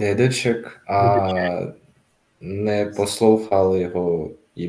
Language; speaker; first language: Czech; non-native, learner; Russian